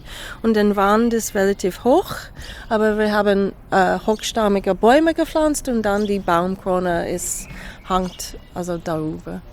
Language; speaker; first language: German; non-native, fluent; English